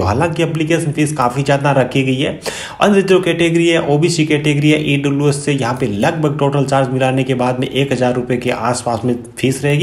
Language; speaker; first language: Hindi; native; Hindi